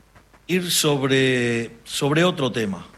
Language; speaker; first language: Spanish; native; Spanish